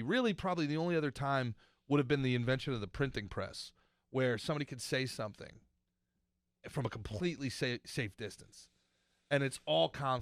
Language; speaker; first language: English; native; English